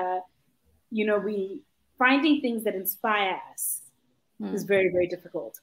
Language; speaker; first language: English; non-native, local second language; Zulu